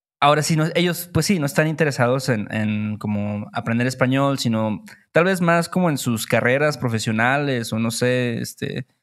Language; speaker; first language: Spanish; native; Spanish